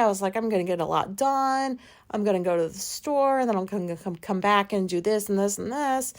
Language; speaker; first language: English; native; English